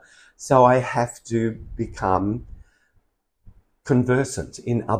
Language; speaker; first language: English; native; English